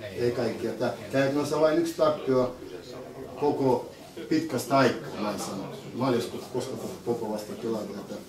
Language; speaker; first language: Finnish; non-native, learner; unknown